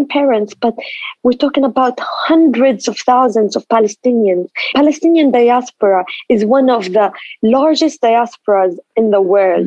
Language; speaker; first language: English; non-native, fluent; Arabic